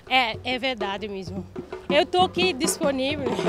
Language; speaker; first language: Portuguese; non-native, local second language; Wolof